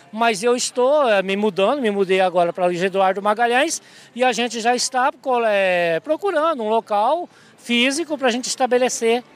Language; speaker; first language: Portuguese; native; Portuguese